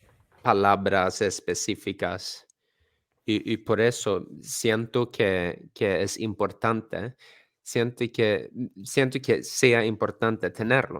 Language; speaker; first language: Spanish; non-native, fluent; Swedish